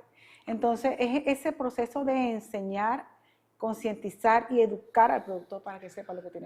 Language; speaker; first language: Spanish; native; Spanish